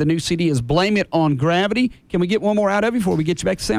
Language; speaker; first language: English; native; English